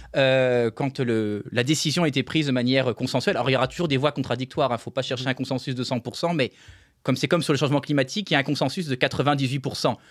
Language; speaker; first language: French; native; French